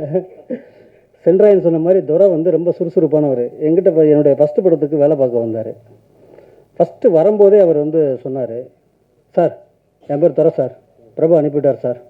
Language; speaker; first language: Tamil; native; Tamil